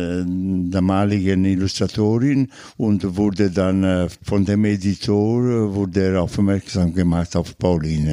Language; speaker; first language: German; non-native, fluent; Italian